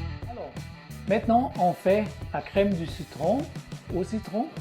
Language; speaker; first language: French; non-native, learner; German